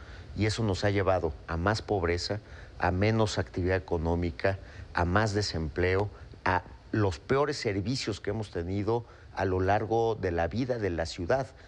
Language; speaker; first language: Spanish; native; Spanish